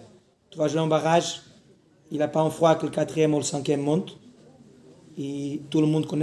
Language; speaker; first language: French; non-native, learner; Portuguese